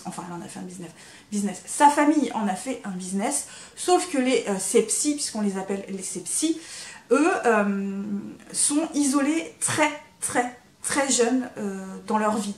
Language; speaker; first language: French; native; French